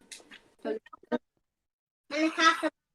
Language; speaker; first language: Welsh; non-native, local second language; English